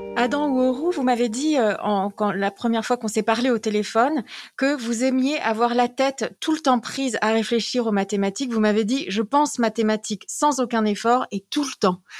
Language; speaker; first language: French; native; French